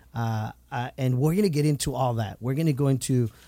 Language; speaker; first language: English; native; English